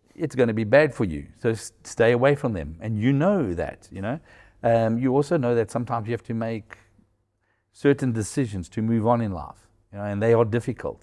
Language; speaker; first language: English; native; English